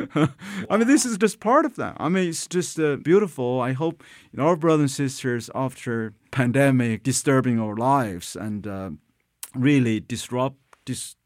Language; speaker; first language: English; non-native, fluent; Chinese